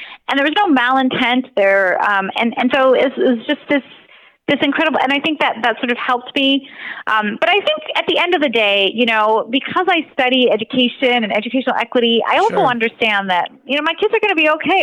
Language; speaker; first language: English; native; English